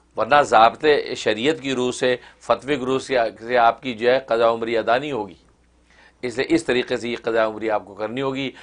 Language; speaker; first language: Urdu; native; Urdu